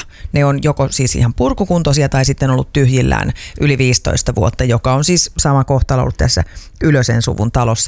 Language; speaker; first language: Finnish; native; Finnish